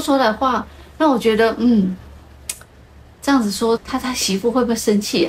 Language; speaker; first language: Chinese; native; Chinese